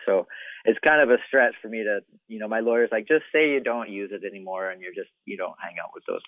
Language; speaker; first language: English; native; English